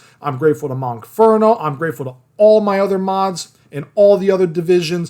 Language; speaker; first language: English; native; English